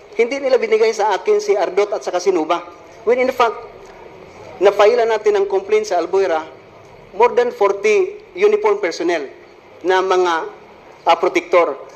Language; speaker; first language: Filipino; non-native, local second language; Cebuano